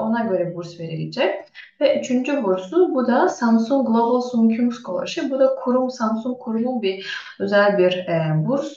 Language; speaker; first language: Turkish; non-native, fluent; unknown